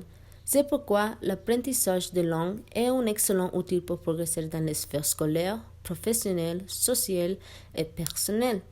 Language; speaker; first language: French; non-native, learner; Spanish